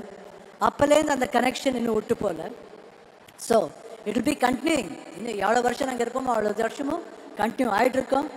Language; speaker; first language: Tamil; non-native, fluent; Kannada